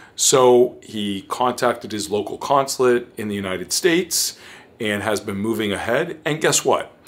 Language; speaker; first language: English; early bilingual, other home language; Greek